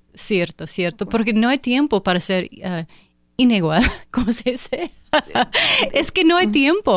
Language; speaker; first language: Spanish; non-native, fluent; English